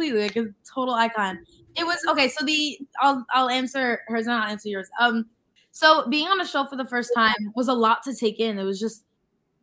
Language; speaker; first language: English; native; English